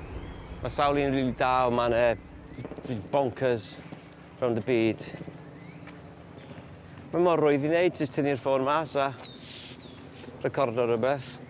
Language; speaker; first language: Welsh; native; Welsh